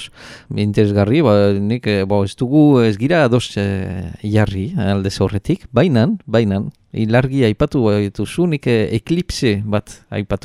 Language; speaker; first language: Basque; native; Basque